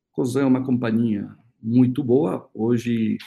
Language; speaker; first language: Portuguese; early bilingual, other home language; Spanish